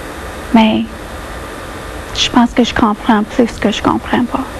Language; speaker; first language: French; non-native, local second language; English